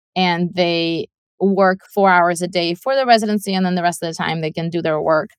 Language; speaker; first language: English; non-native, fluent; Russian